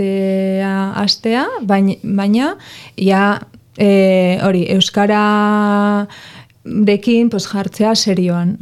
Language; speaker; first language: Basque; non-native, local second language; Spanish